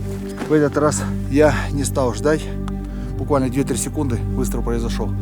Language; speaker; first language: Russian; native; Russian